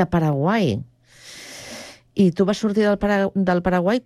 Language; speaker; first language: Catalan; native; Catalan